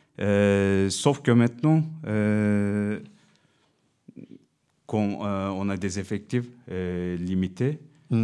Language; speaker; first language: French; non-native, fluent; Turkish